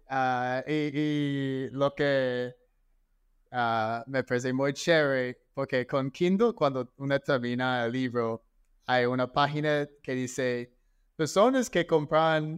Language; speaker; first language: Spanish; non-native, fluent; English